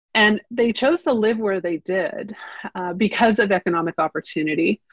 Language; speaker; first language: English; early bilingual, other home language; Ukrainian